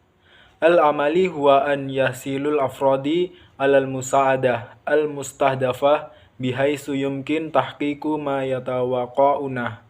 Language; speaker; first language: Arabic; non-native, learner; Indonesian